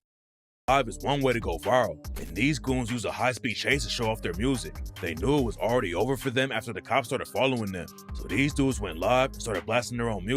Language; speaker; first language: English; native; English